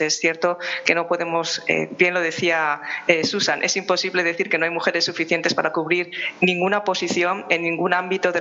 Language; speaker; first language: Spanish; native; Spanish